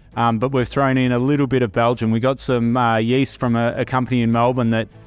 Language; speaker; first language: English; native; English